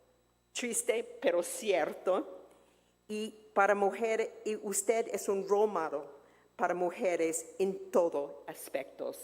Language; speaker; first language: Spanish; non-native, fluent; English